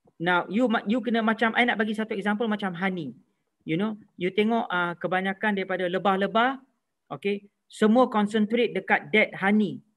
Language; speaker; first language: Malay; native; Malay